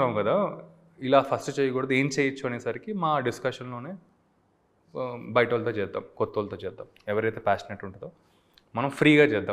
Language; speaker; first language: Telugu; native; Telugu